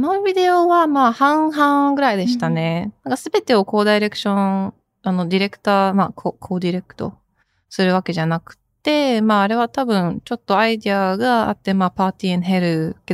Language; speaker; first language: Japanese; early bilingual, heritage; Japanese